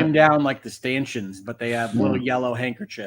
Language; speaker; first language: English; native; English